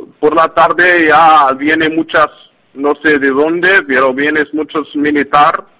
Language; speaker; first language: Spanish; non-native, learner; Arabic